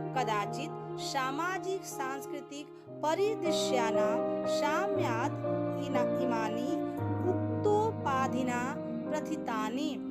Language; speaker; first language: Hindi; non-native, local second language; Gujarati